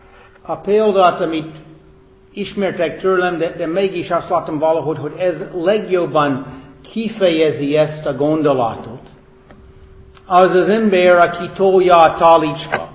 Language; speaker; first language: Hungarian; non-native, fluent; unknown